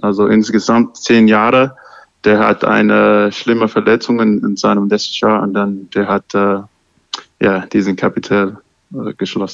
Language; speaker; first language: German; non-native, learner; English